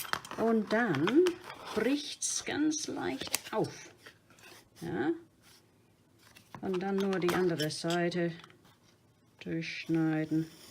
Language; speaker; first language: German; non-native, fluent; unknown